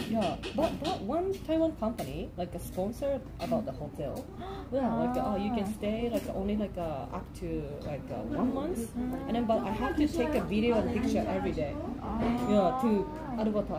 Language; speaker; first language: English; non-native, learner; Japanese